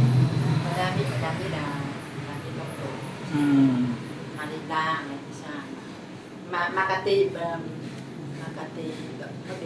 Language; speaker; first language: Filipino; non-native, learner; Vietnamese